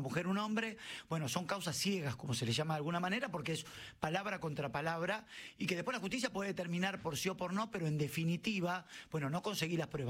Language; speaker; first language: Spanish; native; Spanish